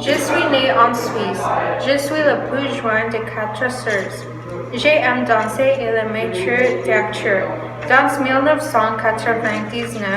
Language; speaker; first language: French; non-native, learner; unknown